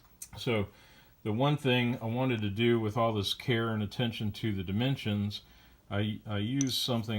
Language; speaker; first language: English; native; English